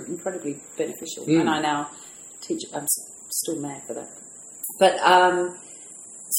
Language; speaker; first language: English; native; English